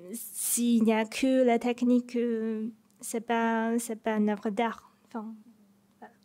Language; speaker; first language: French; non-native, fluent; Chinese